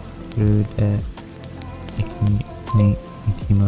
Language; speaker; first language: Japanese; non-native, learner; English